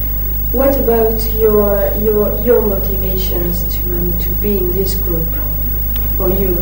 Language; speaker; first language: English; non-native, learner; French